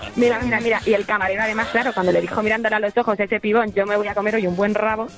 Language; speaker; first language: Spanish; native; Spanish